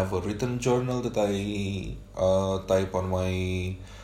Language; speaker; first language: English; non-native, fluent; Romanian